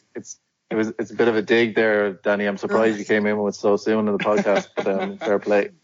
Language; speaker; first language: English; native; English